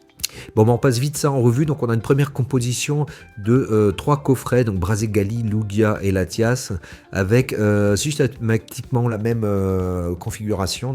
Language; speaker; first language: French; native; French